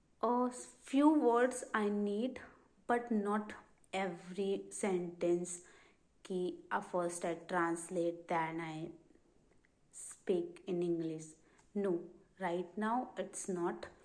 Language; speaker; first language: English; non-native, learner; Hindi